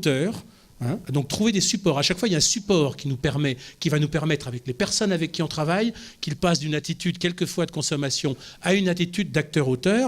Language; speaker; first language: French; native; French